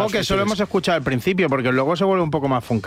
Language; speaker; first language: Spanish; native; Spanish